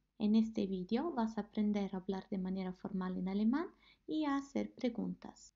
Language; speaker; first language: Spanish; non-native, fluent; Italian